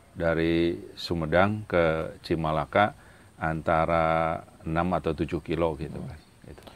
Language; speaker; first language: Indonesian; non-native, local second language; Sundanese